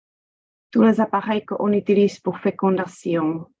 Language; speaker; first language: French; non-native, fluent; Czech